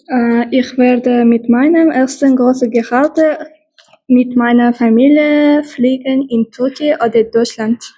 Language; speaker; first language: German; non-native, learner; Uzbek